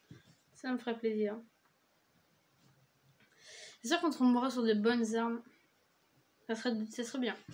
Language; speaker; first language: French; native; French